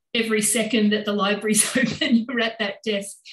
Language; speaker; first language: English; native; English